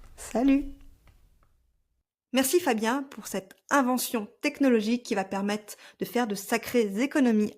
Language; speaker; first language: French; native; French